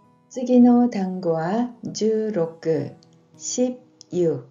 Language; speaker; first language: Japanese; non-native, fluent; Korean